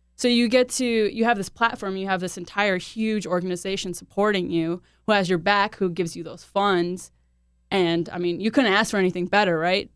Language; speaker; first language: English; early bilingual, other home language; Hindi